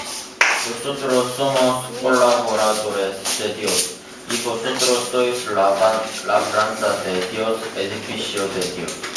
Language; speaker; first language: Spanish; non-native, learner; Korean